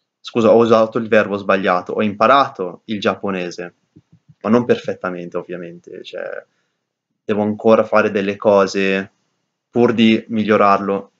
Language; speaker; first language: Italian; early bilingual, heritage; English